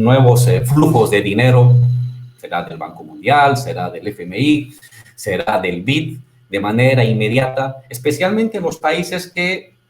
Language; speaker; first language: Spanish; native; Spanish